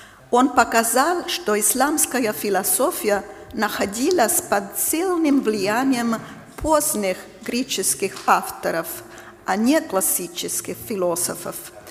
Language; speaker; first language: Russian; non-native, fluent; Italian